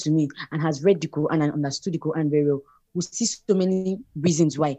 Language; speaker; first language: English; non-native, local second language; Yoruba